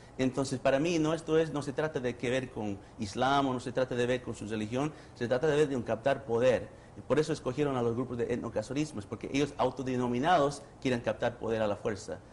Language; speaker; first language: Spanish; early bilingual, heritage; Spanish